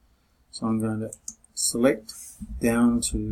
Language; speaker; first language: English; native; English